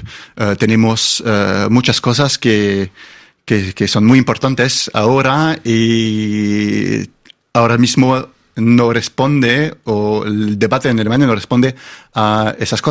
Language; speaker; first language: Spanish; non-native, fluent; German